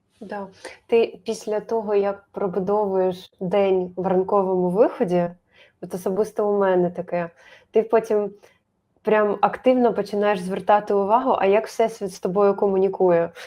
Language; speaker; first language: Ukrainian; native; Ukrainian